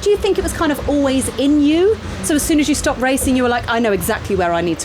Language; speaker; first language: English; native; English